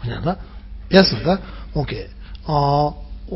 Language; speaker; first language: Russian; non-native, learner; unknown